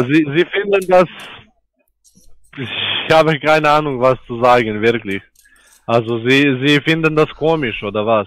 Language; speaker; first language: German; non-native, learner; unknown